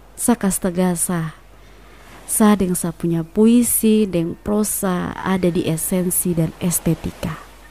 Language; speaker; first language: Indonesian; native; Indonesian